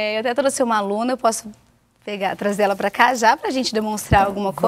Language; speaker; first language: Portuguese; native; Portuguese